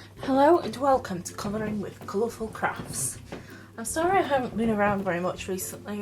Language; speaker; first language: English; native; English